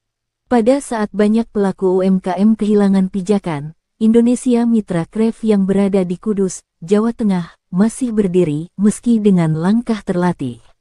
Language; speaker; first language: Indonesian; native; Indonesian